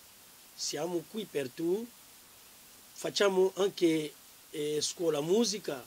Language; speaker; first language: Italian; non-native, learner; Lingala